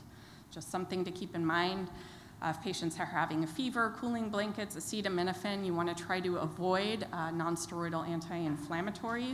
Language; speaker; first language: English; native; English